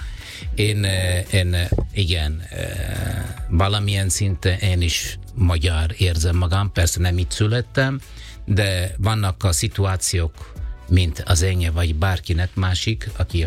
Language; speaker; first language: Hungarian; non-native, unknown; Italian